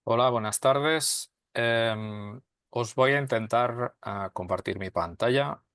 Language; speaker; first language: Spanish; native; Spanish